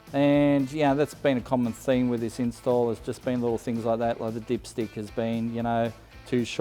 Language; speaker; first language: English; native; English